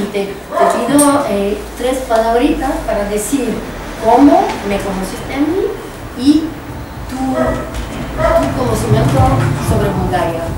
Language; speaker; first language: Spanish; non-native, fluent; Bulgarian